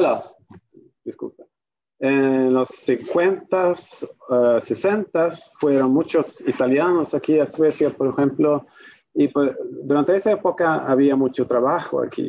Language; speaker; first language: Spanish; non-native, fluent; Swedish